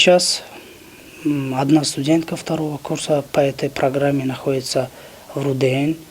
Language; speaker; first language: Russian; non-native, local second language; Tajik